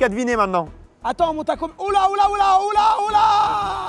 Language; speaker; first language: French; native; French